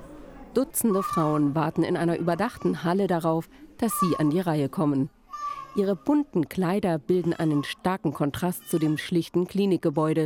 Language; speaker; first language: German; native; German